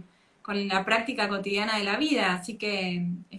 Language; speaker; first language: Spanish; native; Spanish